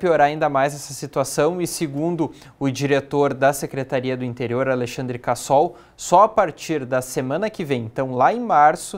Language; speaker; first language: Portuguese; native; Portuguese